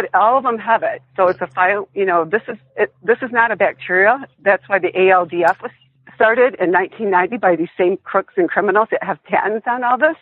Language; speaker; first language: English; native; English